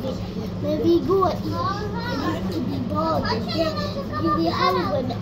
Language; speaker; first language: Swedish; early bilingual, other home language; Bangla